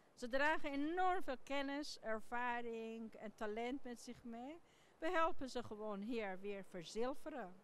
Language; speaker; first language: Dutch; non-native, fluent; Persian